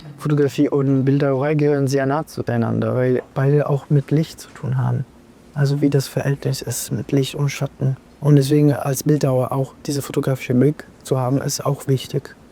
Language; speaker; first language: German; non-native, fluent; Italian